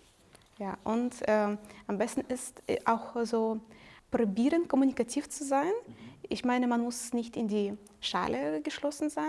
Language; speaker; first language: German; non-native, fluent; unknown